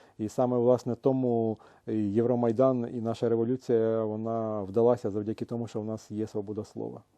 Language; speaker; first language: Ukrainian; native; Ukrainian